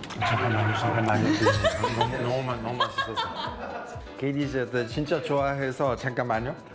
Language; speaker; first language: Korean; non-native, fluent; Italian